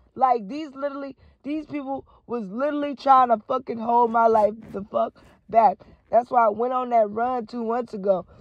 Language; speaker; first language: English; native; English